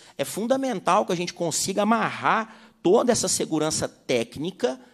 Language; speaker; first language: Portuguese; native; Portuguese